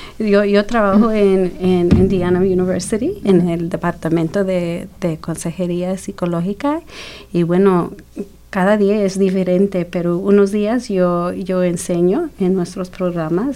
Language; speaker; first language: Spanish; early bilingual, heritage; Spanish